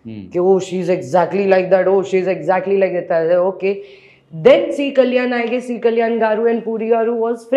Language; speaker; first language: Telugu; non-native, learner; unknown